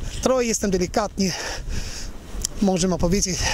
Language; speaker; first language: Polish; non-native, learner; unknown